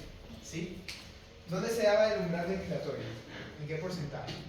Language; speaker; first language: Spanish; native; Spanish